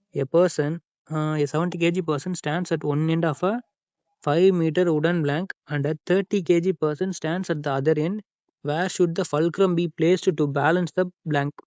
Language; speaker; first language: English; non-native, local second language; Tamil